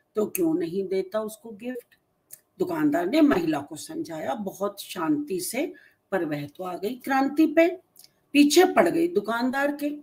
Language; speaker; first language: Hindi; native; Hindi